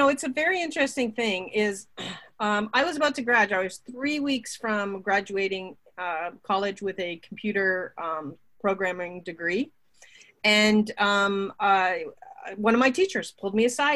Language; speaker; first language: English; native; English